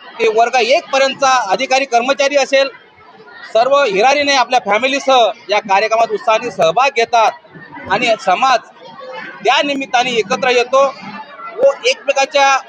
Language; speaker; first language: Marathi; non-native, local second language; Lambadi